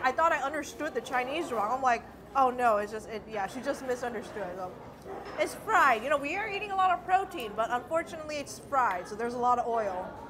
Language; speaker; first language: English; early bilingual, other home language; Chinese